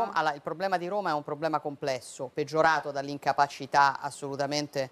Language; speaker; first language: Italian; native; Italian